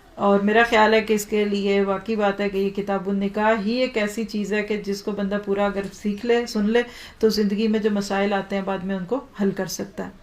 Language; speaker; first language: Urdu; native; Urdu